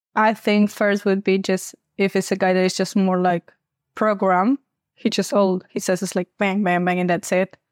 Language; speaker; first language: English; non-native, fluent; Spanish